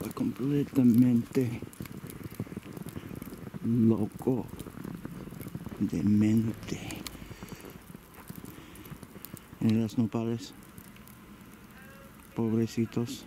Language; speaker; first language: Spanish; early bilingual, heritage; Spanish